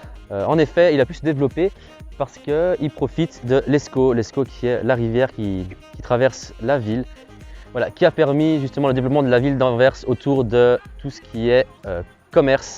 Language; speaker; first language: French; native; French